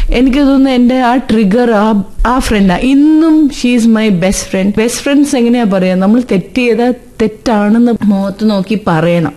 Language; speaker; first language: Malayalam; early bilingual, heritage; Malayalam